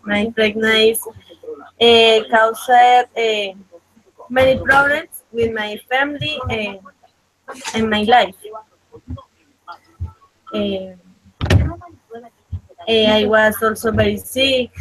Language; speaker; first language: English; non-native, learner; Spanish